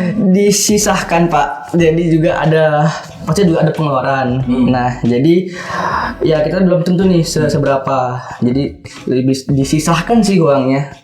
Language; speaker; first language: Indonesian; native; Indonesian